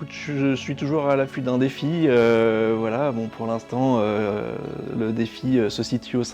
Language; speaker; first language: French; native; French